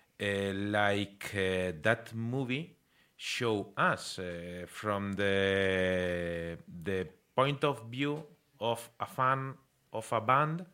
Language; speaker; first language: English; non-native, learner; Spanish